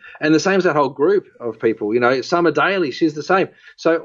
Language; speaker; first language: English; native; English